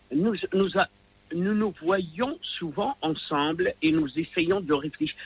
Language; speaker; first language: French; non-native, local second language; Arabic